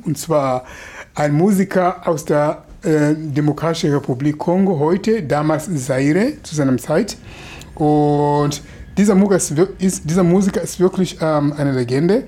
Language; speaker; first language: German; non-native, fluent; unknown